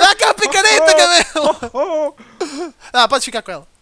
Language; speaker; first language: Portuguese; native; Portuguese